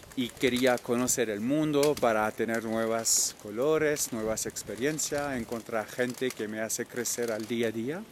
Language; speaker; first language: Spanish; non-native, fluent; French